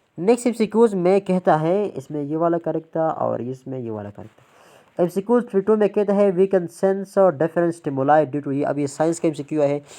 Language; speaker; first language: Urdu; non-native, local second language; Pashto